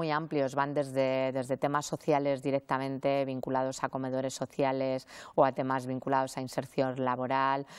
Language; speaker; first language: Spanish; native; Spanish